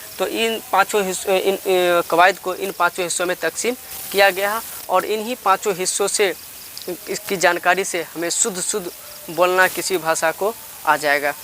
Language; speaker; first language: Hindi; native; Hindi